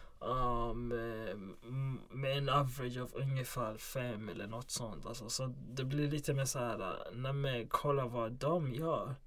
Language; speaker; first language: Swedish; non-native, local second language; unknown